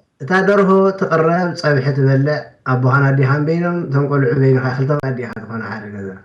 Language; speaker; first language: Tigrinya; native; Tigrinya